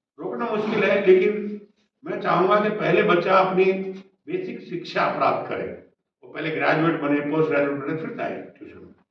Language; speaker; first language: Hindi; native; Hindi